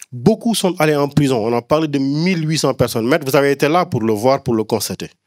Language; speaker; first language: French; non-native, local second language; Wolof